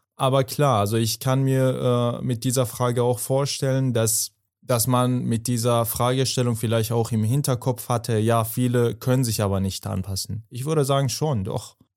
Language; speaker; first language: German; non-native, fluent; Persian